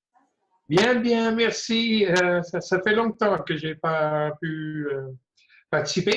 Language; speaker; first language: French; non-native, fluent; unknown